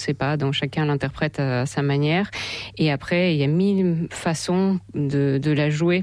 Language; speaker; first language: French; non-native, fluent; Russian